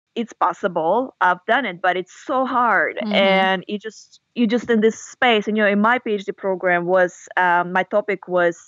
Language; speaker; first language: English; non-native, fluent; Russian